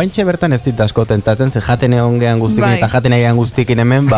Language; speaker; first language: Basque; native; Basque